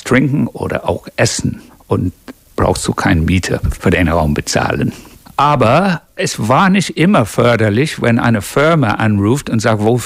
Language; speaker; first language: German; non-native, fluent; English